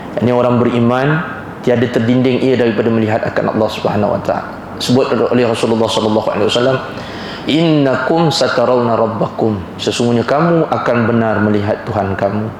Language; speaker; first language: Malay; native; Malay